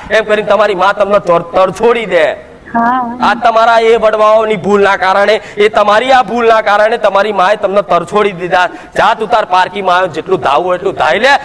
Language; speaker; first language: Gujarati; native; Gujarati